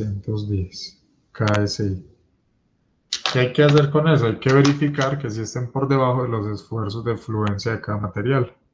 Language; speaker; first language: Spanish; native; Spanish